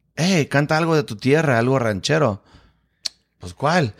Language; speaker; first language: Spanish; early bilingual, heritage; Spanish